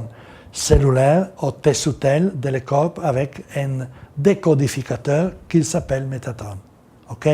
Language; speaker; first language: French; non-native, learner; Italian